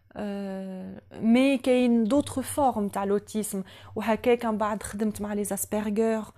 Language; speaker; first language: French; non-native, local second language; Arabic